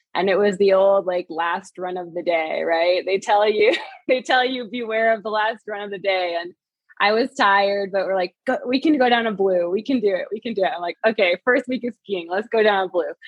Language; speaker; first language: English; native; English